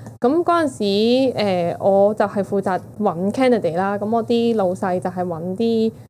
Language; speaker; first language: Cantonese; native; Cantonese